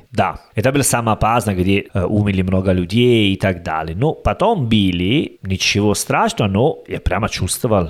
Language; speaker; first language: Russian; non-native, learner; Italian